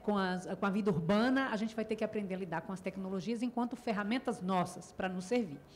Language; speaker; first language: Portuguese; native; Portuguese